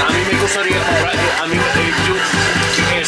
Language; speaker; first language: Spanish; non-native, learner; English